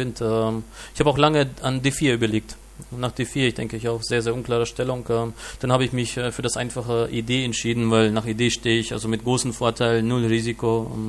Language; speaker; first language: German; non-native, fluent; Russian